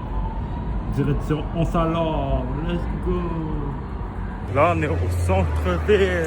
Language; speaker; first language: French; native; French